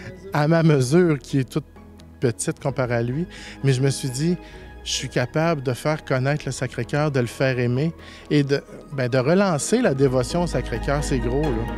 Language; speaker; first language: French; native; French